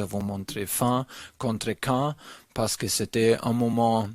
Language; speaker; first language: French; non-native, learner; German